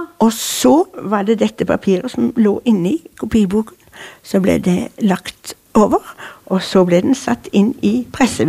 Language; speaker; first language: Norwegian; native; Norwegian